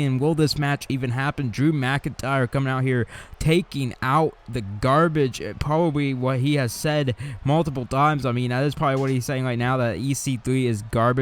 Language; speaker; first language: English; native; English